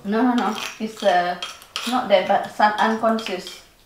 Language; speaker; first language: English; non-native, fluent; Indonesian